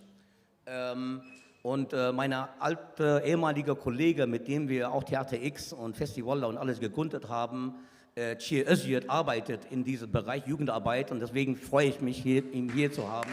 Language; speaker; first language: German; non-native, fluent; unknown